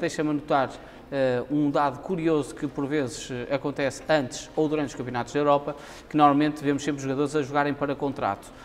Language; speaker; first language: Portuguese; native; Portuguese